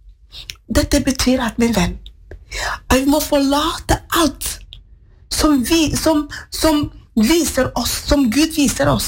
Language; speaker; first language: Norwegian; non-native, fluent; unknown